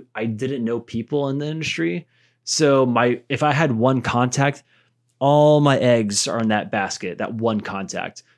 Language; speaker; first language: English; native; English